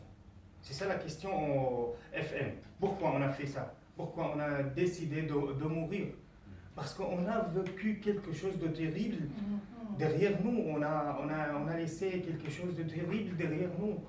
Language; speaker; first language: French; non-native, fluent; Arabic